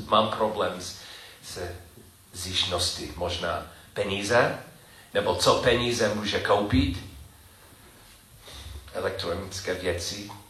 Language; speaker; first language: Czech; non-native, learner; English